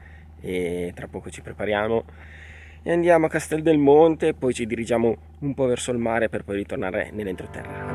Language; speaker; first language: Italian; native; Italian